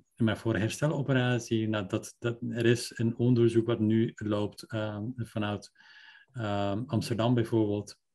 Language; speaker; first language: Dutch; early bilingual, other home language; Persian